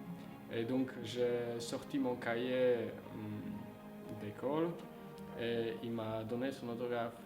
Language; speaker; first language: French; non-native, fluent; Slovak